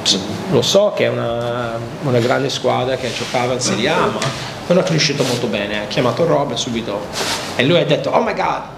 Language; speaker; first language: Italian; non-native, learner; English